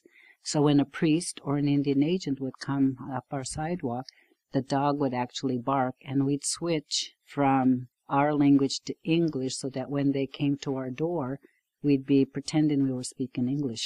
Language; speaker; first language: English; non-native, fluent; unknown